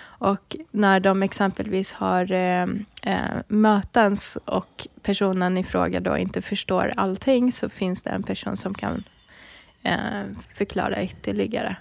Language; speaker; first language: Swedish; early bilingual, other home language; Arabic